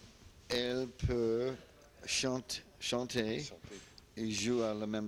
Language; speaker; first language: French; non-native, learner; English